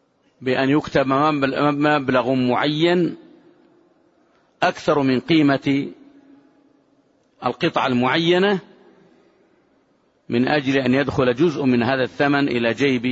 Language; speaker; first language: Arabic; native; Arabic